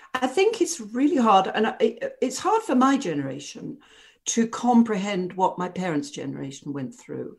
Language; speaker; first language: English; native; English